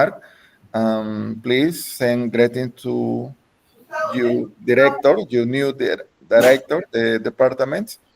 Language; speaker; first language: English; non-native, learner; Spanish